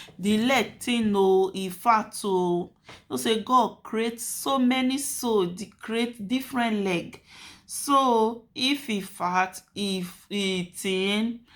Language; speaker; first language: Nigerian Pidgin; native; Nigerian Pidgin